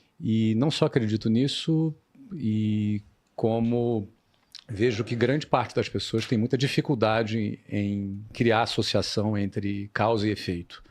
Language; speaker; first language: Portuguese; native; Portuguese